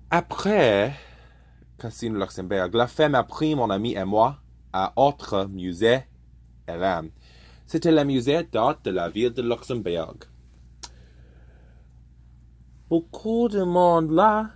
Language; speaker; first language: French; non-native, learner; English